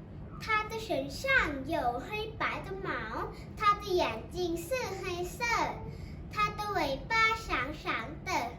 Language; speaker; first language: Chinese; non-native, learner; Thai